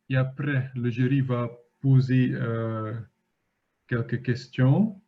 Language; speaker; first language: French; non-native, fluent; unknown